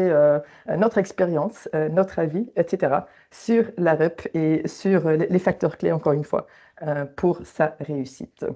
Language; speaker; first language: French; native; French